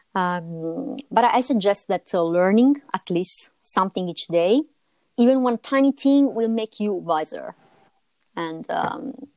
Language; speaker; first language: English; non-native, fluent; Italian